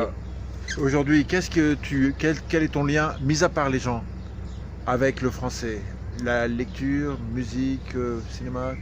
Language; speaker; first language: French; native; French